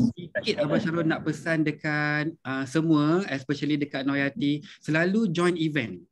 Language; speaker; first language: Malay; native; Malay